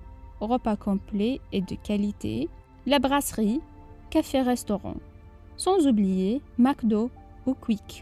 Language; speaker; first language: French; non-native, fluent; Arabic